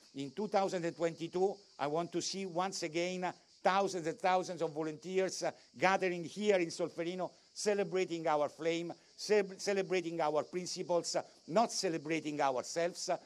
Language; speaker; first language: English; non-native, fluent; Italian